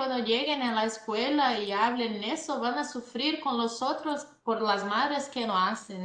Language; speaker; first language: Spanish; non-native, fluent; Portuguese